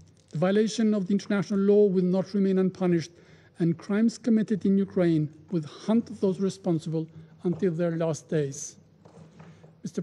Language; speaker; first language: English; non-native, fluent; Albanian